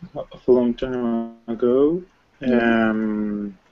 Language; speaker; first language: English; non-native, learner; Spanish